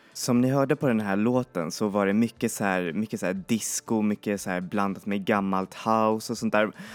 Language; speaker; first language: Swedish; native; Swedish